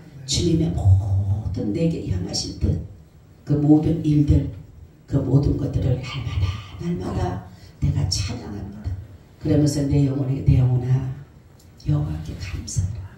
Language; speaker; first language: Korean; native; Korean